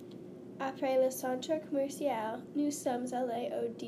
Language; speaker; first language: French; non-native, learner; English